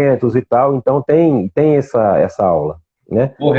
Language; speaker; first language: Portuguese; native; Portuguese